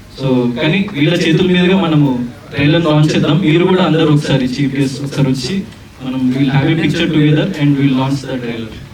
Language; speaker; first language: Telugu; native; Telugu